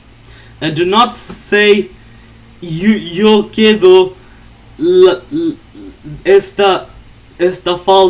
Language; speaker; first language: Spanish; non-native, learner; English